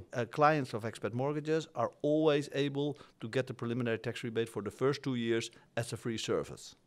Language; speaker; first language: English; non-native, fluent; Dutch